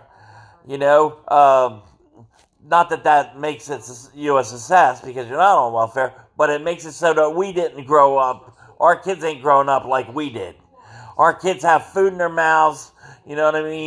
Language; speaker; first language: English; native; English